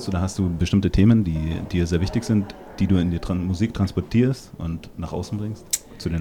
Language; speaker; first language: German; native; German